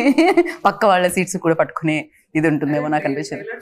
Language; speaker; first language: Telugu; native; Telugu